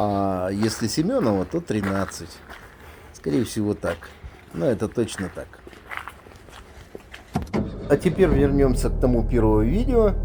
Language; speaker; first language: Russian; native; Russian